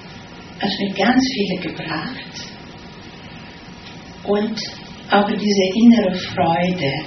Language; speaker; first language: German; non-native, fluent; Italian